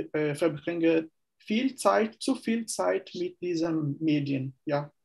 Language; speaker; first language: German; non-native, fluent; Portuguese